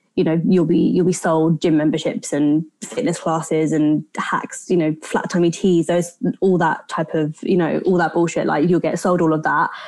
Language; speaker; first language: English; native; English